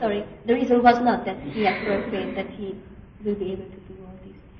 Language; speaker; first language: English; non-native, fluent; Hungarian